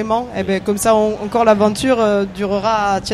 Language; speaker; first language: French; native; French